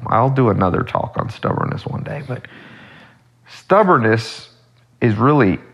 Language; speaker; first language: English; native; English